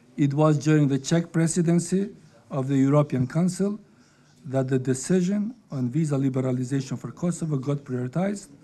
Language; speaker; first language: English; non-native, fluent; Albanian